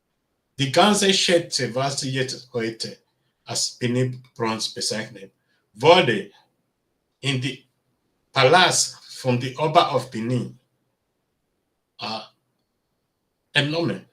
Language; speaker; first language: German; non-native, learner; Bini